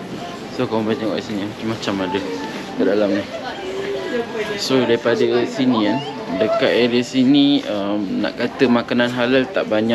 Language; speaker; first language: Malay; native; Malay